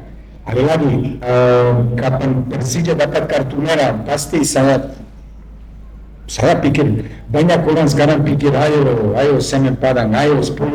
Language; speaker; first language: Indonesian; non-native, fluent; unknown